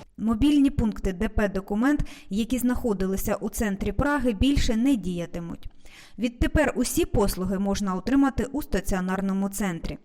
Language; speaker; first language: Ukrainian; native; Ukrainian